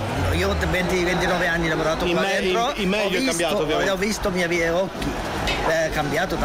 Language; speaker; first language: Italian; non-native, learner; Sinhala